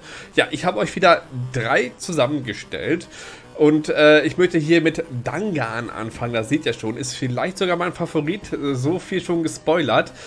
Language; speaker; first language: German; native; German